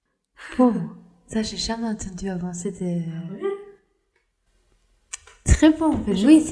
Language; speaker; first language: French; non-native, fluent; Norwegian